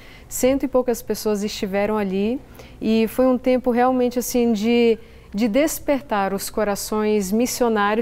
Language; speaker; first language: Portuguese; native; Portuguese